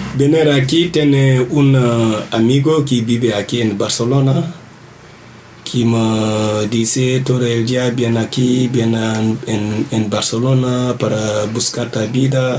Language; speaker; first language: Spanish; non-native, learner; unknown